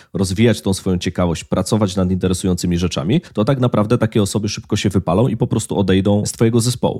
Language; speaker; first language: Polish; native; Polish